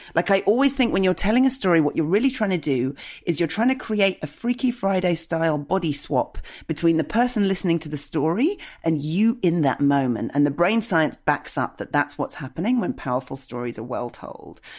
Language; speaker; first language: English; native; English